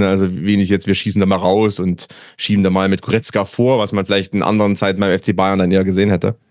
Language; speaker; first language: German; native; German